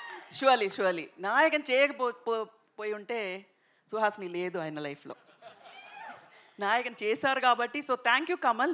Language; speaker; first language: Telugu; non-native, local second language; Tamil